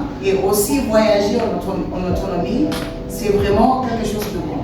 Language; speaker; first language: French; non-native, fluent; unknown